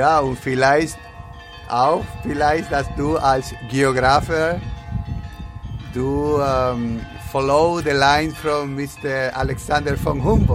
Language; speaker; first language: German; non-native, learner; Spanish